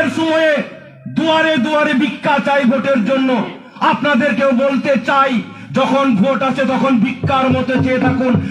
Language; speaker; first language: Bangla; non-native, local second language; Santali